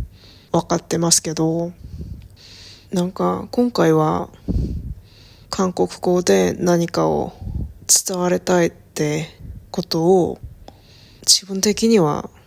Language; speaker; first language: Japanese; non-native, learner; Korean